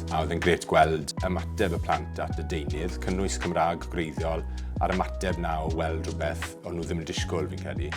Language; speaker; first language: Welsh; native; Welsh